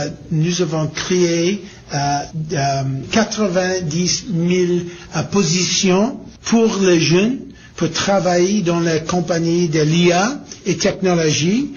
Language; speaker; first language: French; non-native, learner; English